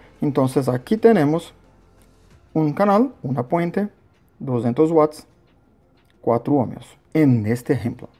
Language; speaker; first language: Spanish; non-native, learner; Portuguese